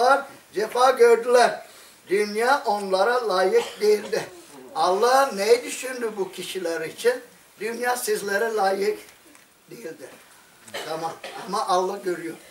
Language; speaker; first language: Turkish; non-native, fluent; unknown